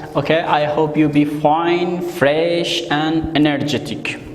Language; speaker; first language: English; non-native, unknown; Persian